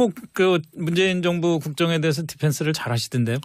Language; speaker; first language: Korean; native; Korean